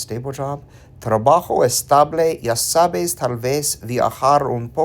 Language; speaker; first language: Spanish; non-native, learner; English